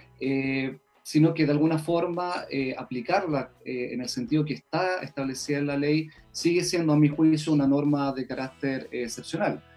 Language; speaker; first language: Spanish; native; Spanish